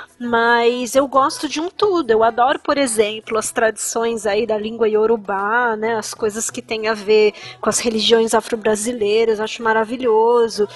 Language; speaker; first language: Portuguese; non-native, local second language; English